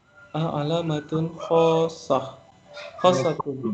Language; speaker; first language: Arabic; non-native, learner; Indonesian